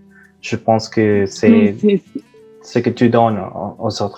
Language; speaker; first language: French; non-native, fluent; Spanish